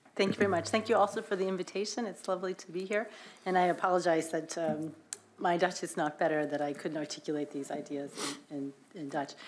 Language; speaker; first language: English; native; English